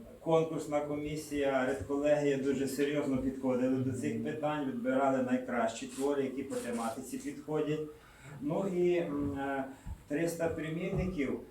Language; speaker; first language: Ukrainian; native; Ukrainian